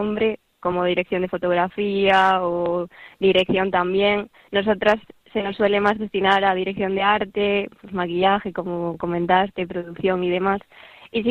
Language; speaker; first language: Spanish; native; Spanish